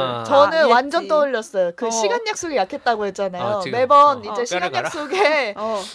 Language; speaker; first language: Korean; native; Korean